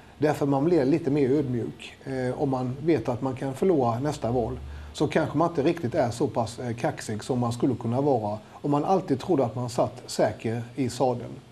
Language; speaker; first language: Swedish; native; Swedish